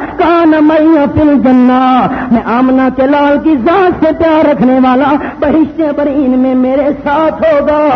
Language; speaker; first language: Urdu; non-native, local second language; Punjabi